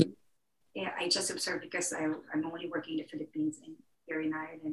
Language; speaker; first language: English; non-native, local second language; Filipino